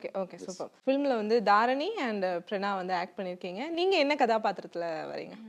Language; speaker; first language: Tamil; native; Tamil